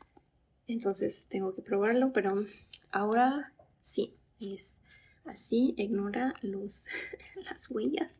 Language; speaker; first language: Spanish; non-native, fluent; English